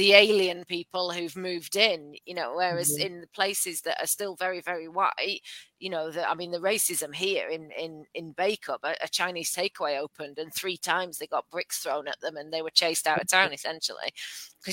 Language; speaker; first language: English; native; English